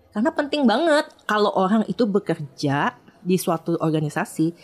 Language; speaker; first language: Indonesian; native; Indonesian